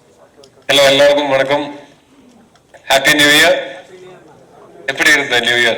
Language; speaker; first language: Tamil; non-native, learner; Malayalam